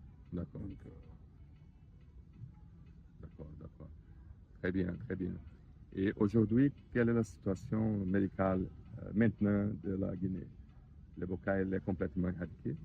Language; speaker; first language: French; non-native, learner; Portuguese